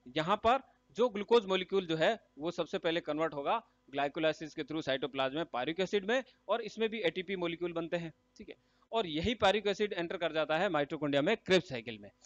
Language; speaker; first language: Hindi; native; Hindi